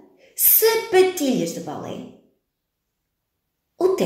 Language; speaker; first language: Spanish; non-native, fluent; Portuguese